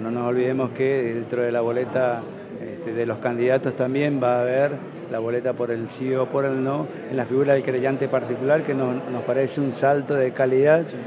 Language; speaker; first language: Spanish; native; Spanish